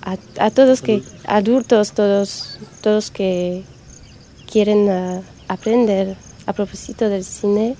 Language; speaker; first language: Spanish; non-native, learner; French